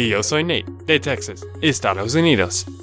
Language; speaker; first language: Spanish; non-native, learner; English